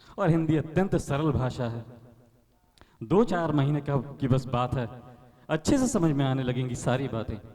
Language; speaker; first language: Hindi; native; Hindi